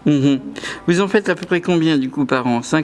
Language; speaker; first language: French; native; French